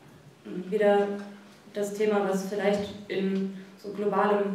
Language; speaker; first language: German; native; German